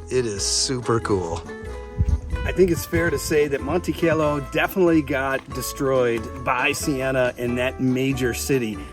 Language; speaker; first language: English; native; English